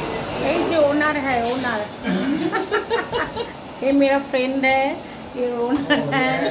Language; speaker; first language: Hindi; non-native, local second language; Bangla